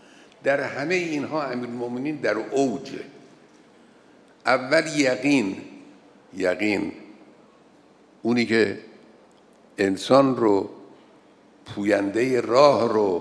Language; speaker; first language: Persian; native; Persian